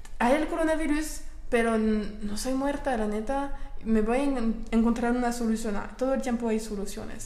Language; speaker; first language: Spanish; non-native, learner; French